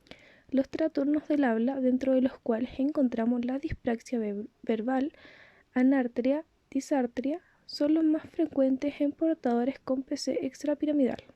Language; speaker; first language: Spanish; native; Spanish